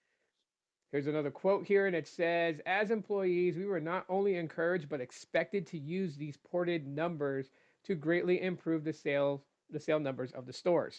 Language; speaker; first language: English; native; English